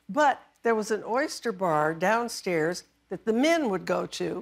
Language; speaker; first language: English; native; English